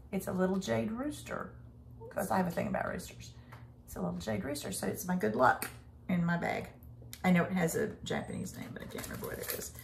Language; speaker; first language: English; native; English